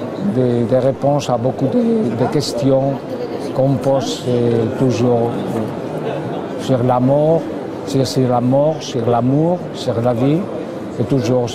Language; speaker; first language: French; non-native, fluent; Spanish